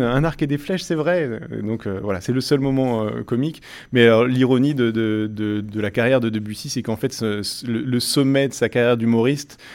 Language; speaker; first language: French; native; French